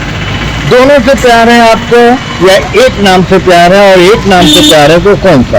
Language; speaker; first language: Hindi; native; Hindi